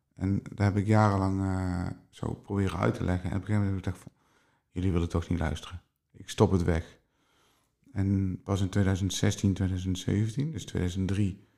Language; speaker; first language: Dutch; native; Dutch